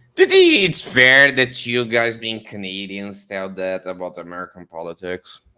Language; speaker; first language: English; non-native, fluent; Portuguese